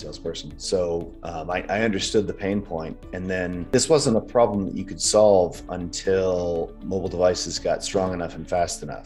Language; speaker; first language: English; native; English